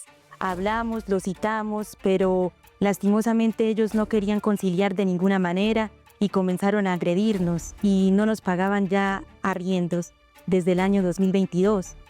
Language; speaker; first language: Spanish; native; Spanish